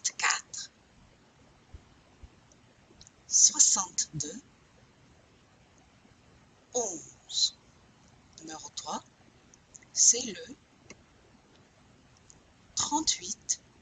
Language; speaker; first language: French; non-native, fluent; English